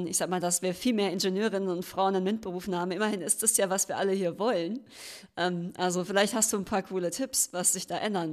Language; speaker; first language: German; native; German